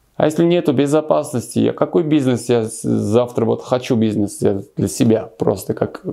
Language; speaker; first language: Russian; non-native, local second language; Armenian